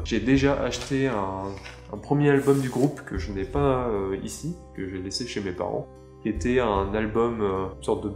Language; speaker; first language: French; native; French